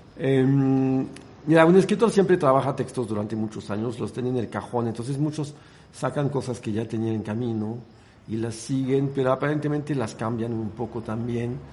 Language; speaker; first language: Spanish; non-native, fluent; French